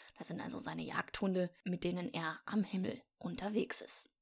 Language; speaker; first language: German; native; German